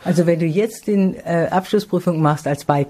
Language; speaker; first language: German; native; German